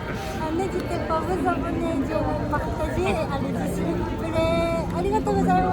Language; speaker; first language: French; non-native, learner; Japanese